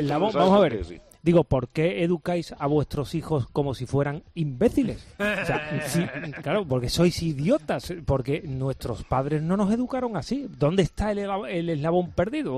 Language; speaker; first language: Spanish; native; Spanish